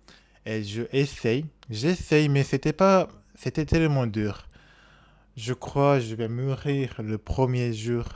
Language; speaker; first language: French; non-native, learner; Japanese